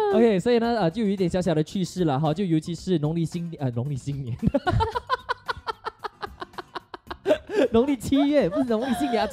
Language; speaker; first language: Chinese; native; Chinese